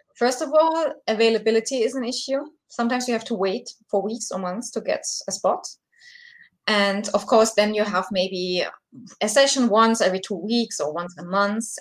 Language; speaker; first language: English; non-native, fluent; German